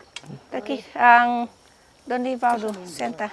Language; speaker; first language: Portuguese; non-native, learner; Vietnamese